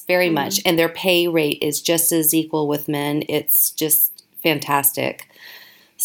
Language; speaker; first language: English; native; English